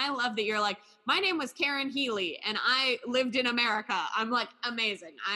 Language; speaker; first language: English; native; English